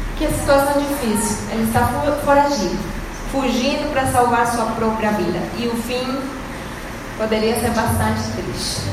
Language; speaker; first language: Portuguese; non-native, fluent; Spanish